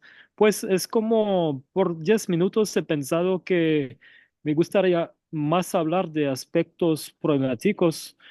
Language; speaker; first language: Spanish; non-native, fluent; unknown